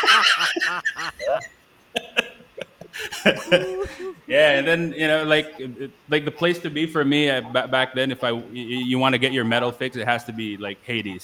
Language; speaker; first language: English; non-native, local second language; Pampanga